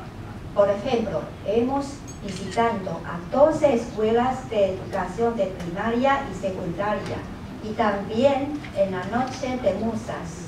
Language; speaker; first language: Spanish; non-native, learner; Chinese